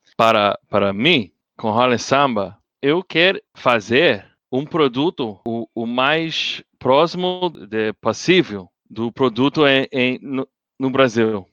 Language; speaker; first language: Portuguese; non-native, learner; English